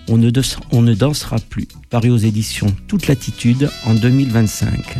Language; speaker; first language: French; native; French